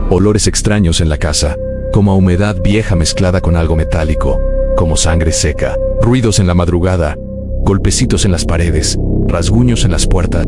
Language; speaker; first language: Spanish; native; Spanish